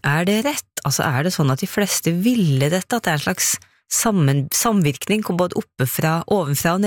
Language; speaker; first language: Norwegian; native; Norwegian